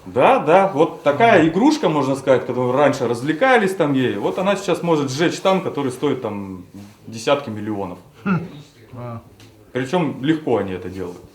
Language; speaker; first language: Russian; native; Russian